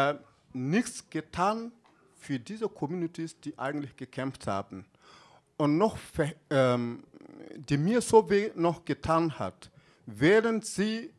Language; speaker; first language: German; non-native, fluent; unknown